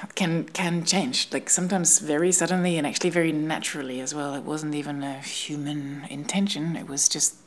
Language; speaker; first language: English; native; English